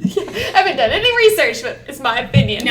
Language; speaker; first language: English; native; English